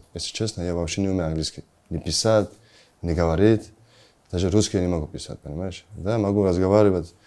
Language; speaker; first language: Russian; non-native, learner; Georgian